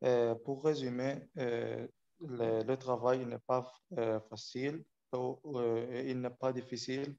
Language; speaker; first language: French; non-native, learner; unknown